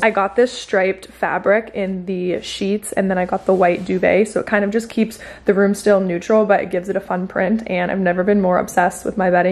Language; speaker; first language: English; native; English